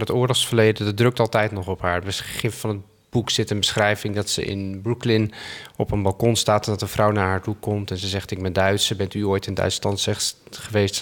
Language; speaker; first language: Dutch; native; Dutch